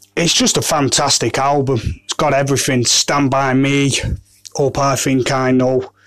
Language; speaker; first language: English; native; English